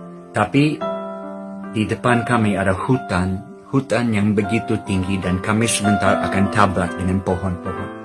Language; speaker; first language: Indonesian; non-native, fluent; English